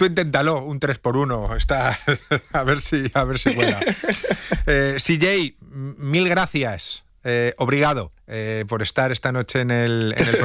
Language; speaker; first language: Spanish; native; Spanish